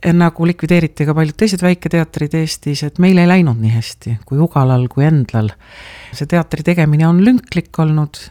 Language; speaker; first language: Estonian; native; Estonian